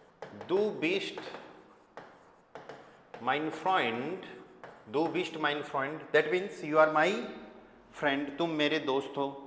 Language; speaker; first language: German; non-native, fluent; Hindi